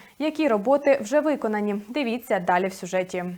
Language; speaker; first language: Ukrainian; native; Ukrainian